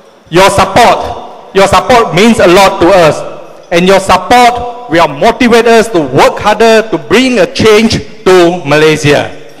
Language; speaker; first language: English; non-native, local second language; Chinese